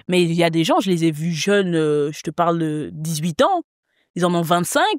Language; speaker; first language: French; native; French